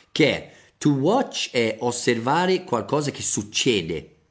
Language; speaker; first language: Italian; non-native, fluent; English